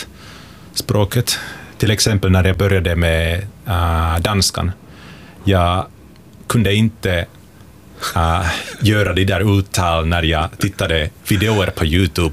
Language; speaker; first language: Swedish; non-native, local second language; Finnish